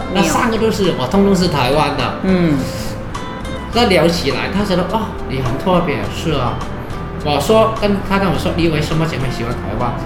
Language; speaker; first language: Chinese; non-native, fluent; Cantonese